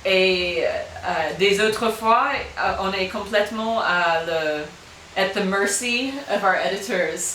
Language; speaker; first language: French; non-native, fluent; English